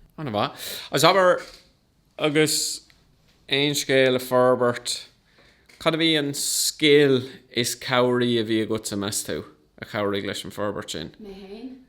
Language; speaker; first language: Irish; non-native, local second language; English